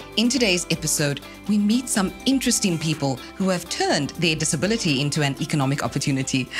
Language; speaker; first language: English; native; English